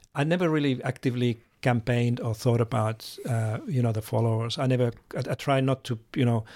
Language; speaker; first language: English; non-native, fluent; Finnish